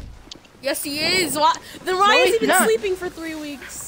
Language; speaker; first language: English; native; English